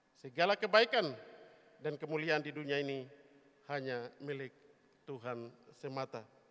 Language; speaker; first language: Indonesian; native; Indonesian